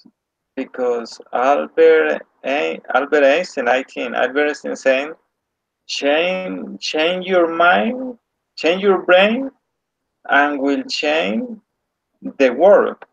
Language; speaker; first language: English; non-native, learner; Spanish